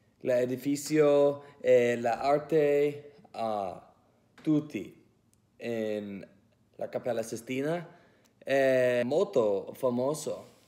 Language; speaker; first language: Italian; early bilingual, heritage; English